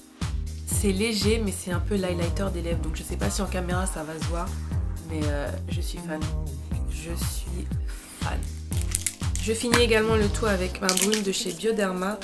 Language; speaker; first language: French; native; French